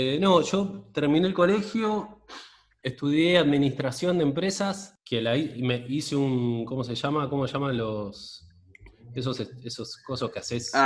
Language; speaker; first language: Spanish; native; Spanish